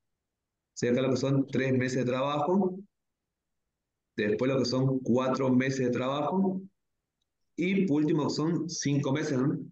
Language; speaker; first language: Spanish; native; Spanish